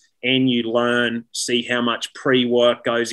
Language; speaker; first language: English; native; English